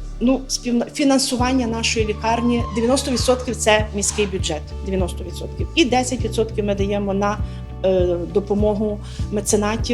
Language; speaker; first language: Ukrainian; native; Ukrainian